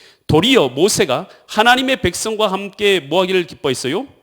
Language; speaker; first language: Korean; native; Korean